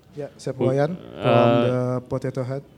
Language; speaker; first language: English; non-native, learner; Indonesian